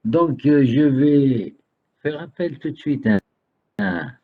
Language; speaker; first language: French; non-native, local second language; Arabic